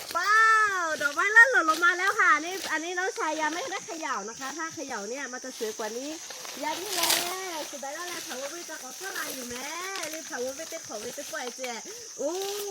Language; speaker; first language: Thai; non-native, local second language; Lahu